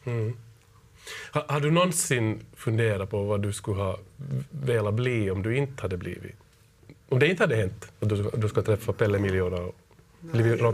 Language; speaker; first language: Swedish; native; Swedish